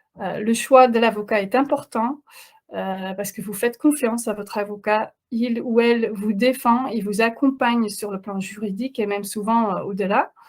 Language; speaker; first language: French; non-native, fluent; Dutch